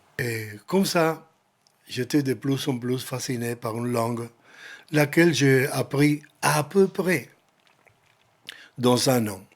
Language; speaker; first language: French; non-native, learner; Spanish